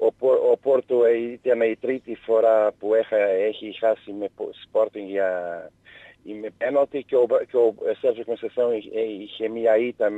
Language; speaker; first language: Greek; non-native, learner; Portuguese